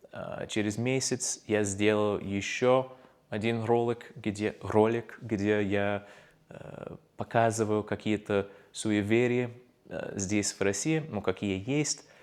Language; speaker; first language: Russian; non-native, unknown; English